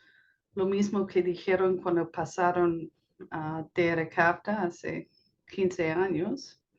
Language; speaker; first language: Spanish; non-native, fluent; English